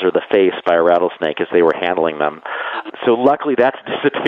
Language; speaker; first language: English; native; English